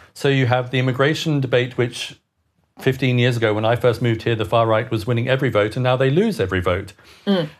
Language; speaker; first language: English; native; English